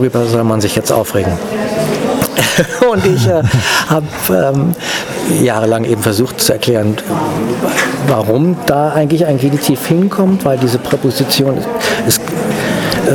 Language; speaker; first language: German; native; German